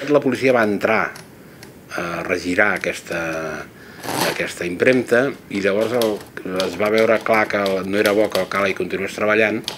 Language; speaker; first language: Catalan; native; Catalan